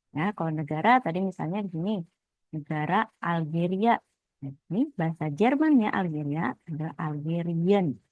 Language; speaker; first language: Indonesian; native; Indonesian